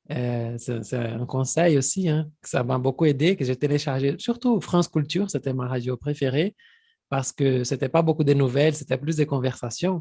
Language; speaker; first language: French; non-native, fluent; Portuguese